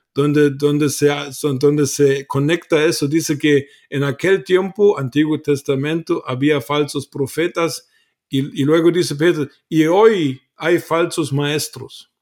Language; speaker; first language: Spanish; non-native, fluent; German